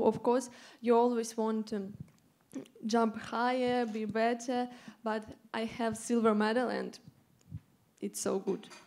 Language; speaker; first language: English; non-native, learner; Ukrainian